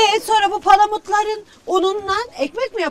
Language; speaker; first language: Turkish; native; Turkish